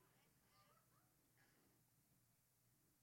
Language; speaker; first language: English; native; English